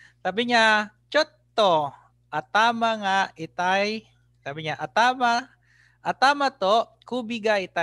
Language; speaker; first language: Japanese; non-native, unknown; Filipino